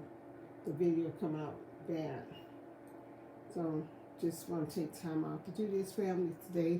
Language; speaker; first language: English; native; English